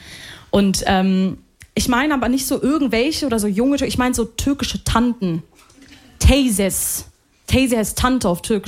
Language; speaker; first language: German; early bilingual, other home language; Arabic